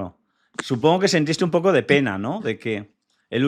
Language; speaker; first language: Spanish; native; Spanish